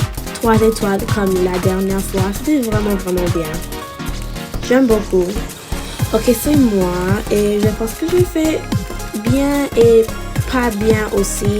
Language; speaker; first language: French; non-native, learner; English